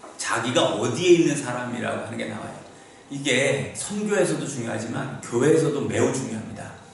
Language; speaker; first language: Korean; native; Korean